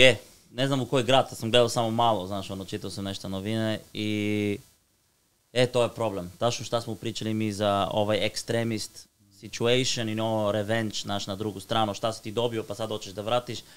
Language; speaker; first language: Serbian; non-native, learner; Bulgarian